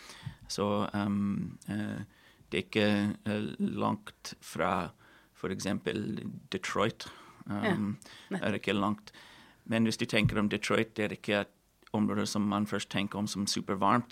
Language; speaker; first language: Norwegian; non-native, fluent; English